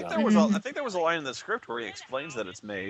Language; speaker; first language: English; native; English